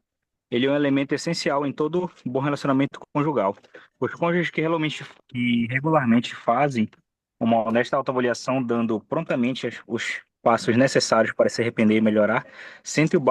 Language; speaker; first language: Portuguese; native; Portuguese